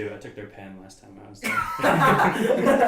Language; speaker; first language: English; native; English